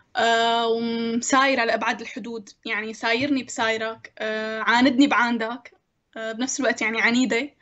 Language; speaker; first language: Arabic; native; Arabic